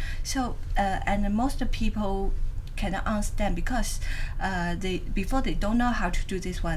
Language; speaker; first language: English; non-native, learner; Chinese